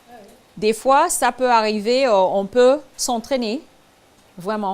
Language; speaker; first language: French; non-native, fluent; English